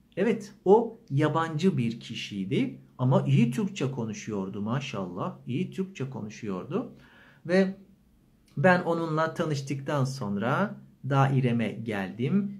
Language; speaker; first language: Turkish; native; Turkish